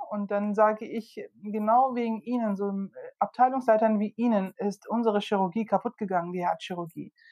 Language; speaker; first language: German; early bilingual, other home language; Turkish